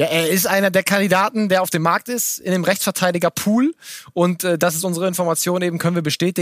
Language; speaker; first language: German; native; German